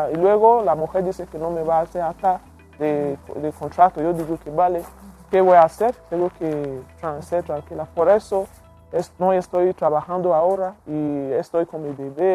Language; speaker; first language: Spanish; non-native, learner; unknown